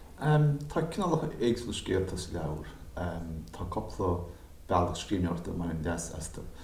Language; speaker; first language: Irish; native; Irish